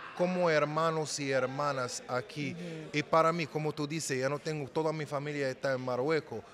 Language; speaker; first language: Spanish; non-native, learner; Arabic